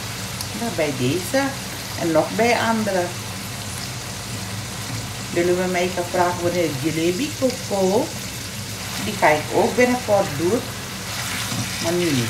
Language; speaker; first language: Dutch; non-native, local second language; Caribbean Hindustani